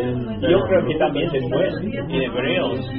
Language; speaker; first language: Spanish; non-native, learner; English